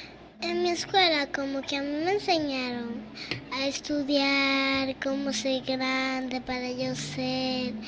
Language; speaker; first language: Spanish; early bilingual, other home language; Haitian Creole